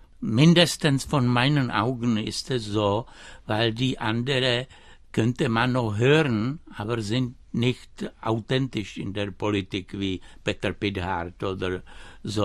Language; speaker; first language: German; non-native, fluent; Czech